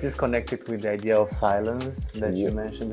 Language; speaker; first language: English; non-native, fluent; Romanian